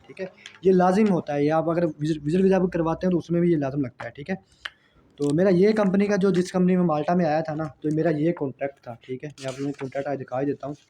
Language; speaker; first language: Urdu; non-native, local second language; Punjabi